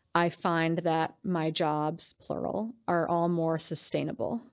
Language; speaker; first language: English; native; English